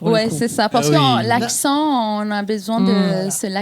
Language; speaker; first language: French; non-native, fluent; Persian